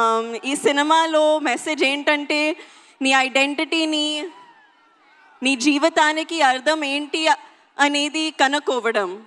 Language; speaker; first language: Telugu; non-native, local second language; Hindi